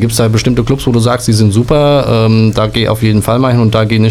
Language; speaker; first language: German; native; German